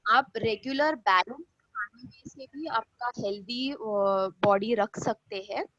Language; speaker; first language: Hindi; non-native, local second language; Marathi